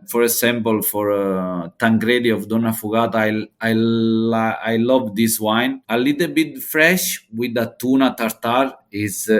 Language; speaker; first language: English; non-native, learner; Italian